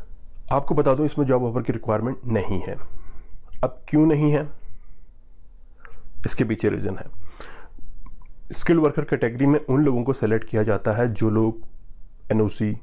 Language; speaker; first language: Hindi; native; Hindi